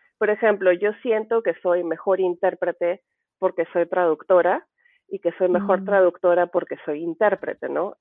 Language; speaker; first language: Spanish; native; Spanish